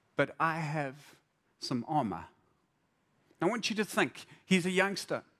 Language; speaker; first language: English; native; English